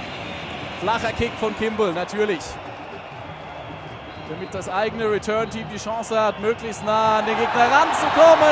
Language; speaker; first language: German; native; German